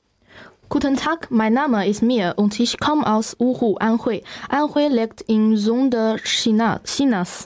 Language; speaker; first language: German; non-native, learner; Chinese